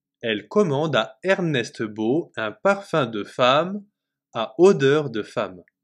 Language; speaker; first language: French; native; French